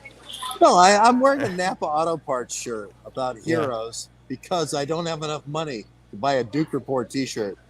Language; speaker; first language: English; native; English